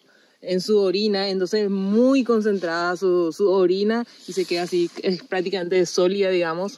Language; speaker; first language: Spanish; native; Spanish